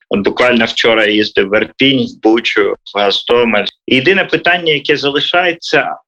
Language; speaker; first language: Ukrainian; native; Ukrainian